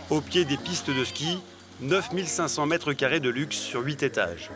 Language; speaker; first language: French; native; French